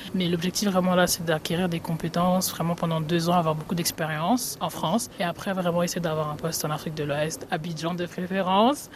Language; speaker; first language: French; non-native, local second language; Wolof